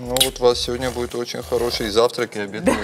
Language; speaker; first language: Russian; native; Russian